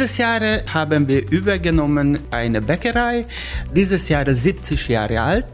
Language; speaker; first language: German; non-native, learner; Hungarian